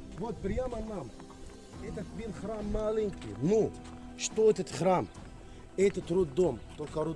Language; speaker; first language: Russian; non-native, learner; Arabic